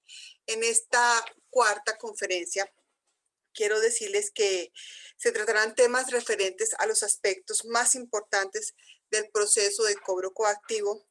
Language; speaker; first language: Spanish; native; Spanish